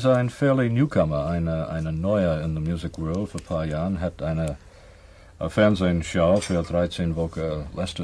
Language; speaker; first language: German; non-native, learner; English